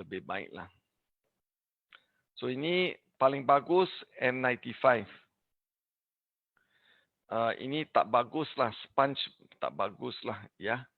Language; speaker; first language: Indonesian; non-native, learner; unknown